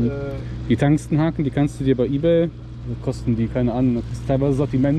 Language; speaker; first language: German; native; German